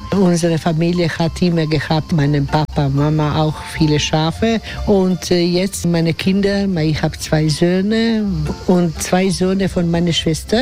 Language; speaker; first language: German; non-native, learner; Croatian